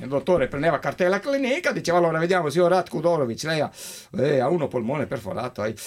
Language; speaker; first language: Italian; non-native, fluent; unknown